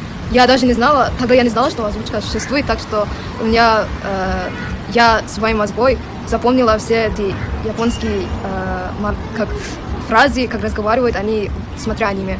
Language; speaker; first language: Russian; non-native, local second language; English